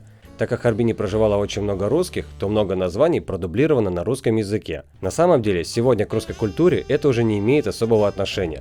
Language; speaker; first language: Russian; native; Russian